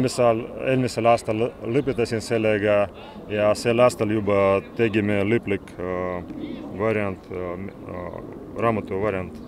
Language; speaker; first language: Estonian; non-native, local second language; Russian